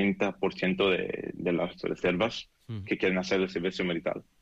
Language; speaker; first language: Spanish; non-native, learner; Hebrew